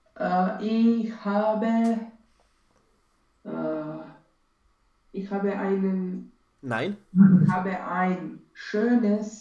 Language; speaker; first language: German; non-native, learner; Romanian